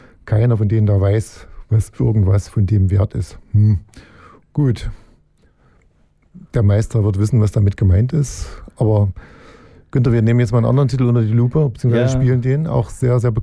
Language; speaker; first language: German; native; German